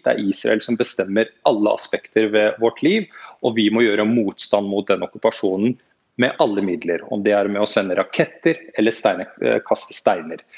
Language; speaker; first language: Norwegian; native; Norwegian